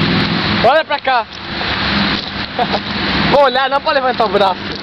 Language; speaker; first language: Portuguese; native; Portuguese